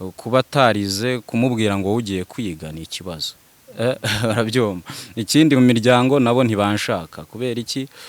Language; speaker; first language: Kinyarwanda; early bilingual, other home language; Swahili